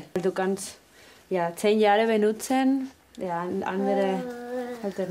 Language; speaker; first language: German; non-native, learner; Spanish